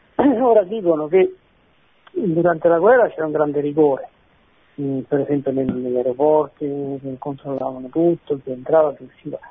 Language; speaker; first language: Italian; native; Italian